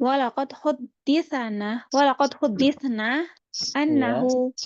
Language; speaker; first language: Arabic; non-native, learner; Indonesian